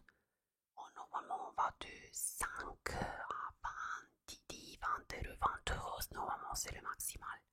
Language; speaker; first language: French; non-native, fluent; Italian